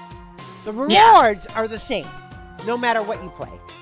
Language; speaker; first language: English; native; English